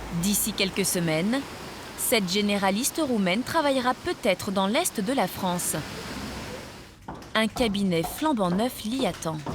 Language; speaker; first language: French; native; French